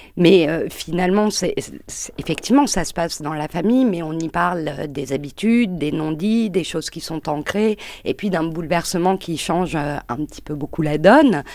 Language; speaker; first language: French; native; French